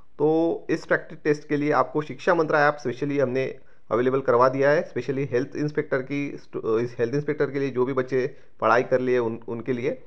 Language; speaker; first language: Hindi; non-native, local second language; Marathi